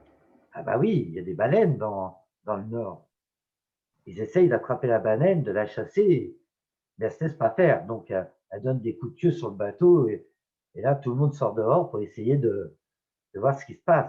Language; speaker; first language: French; native; French